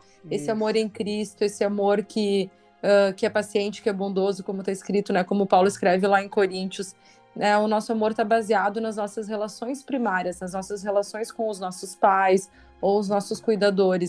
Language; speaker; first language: Portuguese; native; Portuguese